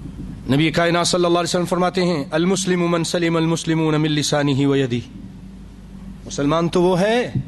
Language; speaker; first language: Urdu; native; Urdu